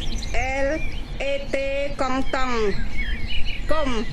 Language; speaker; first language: French; non-native, learner; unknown